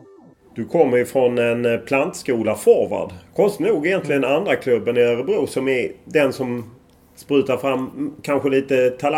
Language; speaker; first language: Swedish; native; Swedish